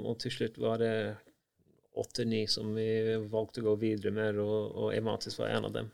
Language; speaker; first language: Norwegian; non-native, fluent; English